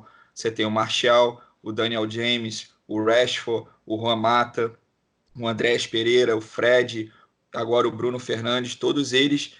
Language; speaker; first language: Portuguese; native; Portuguese